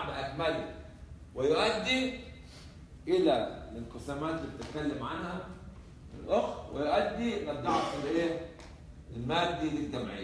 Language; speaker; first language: Arabic; native; Arabic